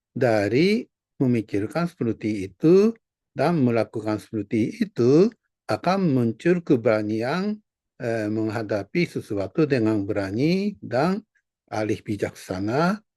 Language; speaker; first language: Indonesian; non-native, learner; Japanese